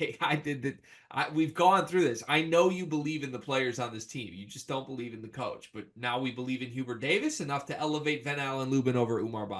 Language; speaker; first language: English; native; English